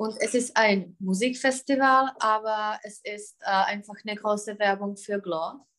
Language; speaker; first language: German; non-native, fluent; Czech